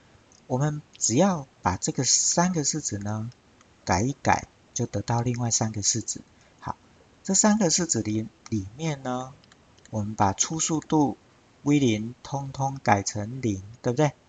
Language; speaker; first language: Chinese; native; Chinese